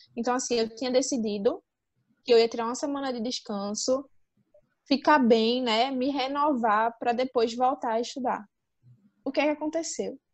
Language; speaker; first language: Portuguese; native; Portuguese